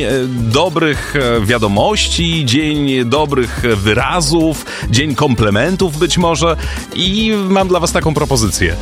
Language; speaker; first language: Polish; native; Polish